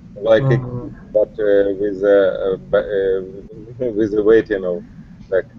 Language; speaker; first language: English; non-native, learner; Russian